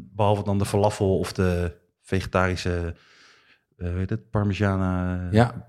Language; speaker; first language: Dutch; native; Dutch